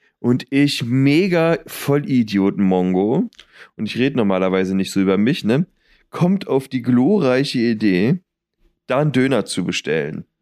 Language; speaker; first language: German; native; German